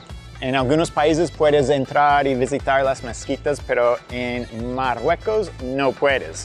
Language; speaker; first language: Spanish; non-native, fluent; English